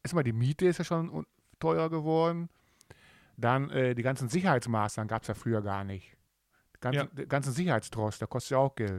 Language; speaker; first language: German; native; German